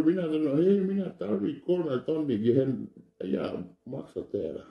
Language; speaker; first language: Finnish; non-native, learner; Thai